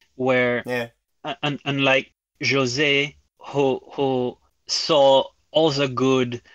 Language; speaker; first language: English; non-native, fluent; French